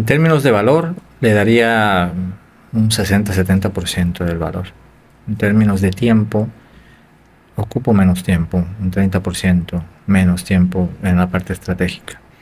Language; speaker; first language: Spanish; native; Spanish